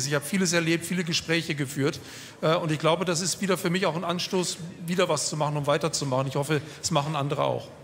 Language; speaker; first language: German; native; German